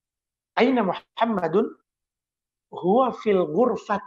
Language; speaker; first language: Arabic; non-native, fluent; Indonesian